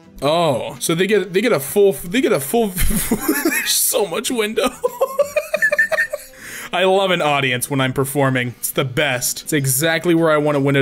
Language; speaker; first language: English; native; English